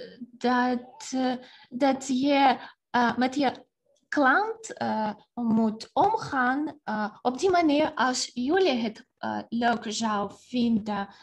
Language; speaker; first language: Dutch; non-native, fluent; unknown